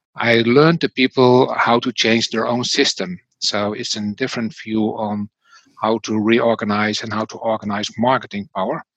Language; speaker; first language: English; non-native, fluent; Dutch